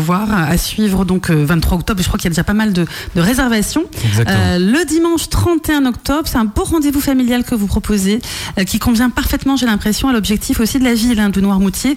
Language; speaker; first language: French; native; French